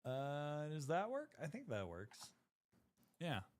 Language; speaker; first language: English; native; English